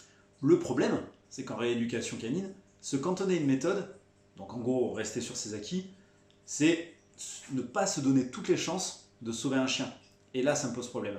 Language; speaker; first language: French; native; French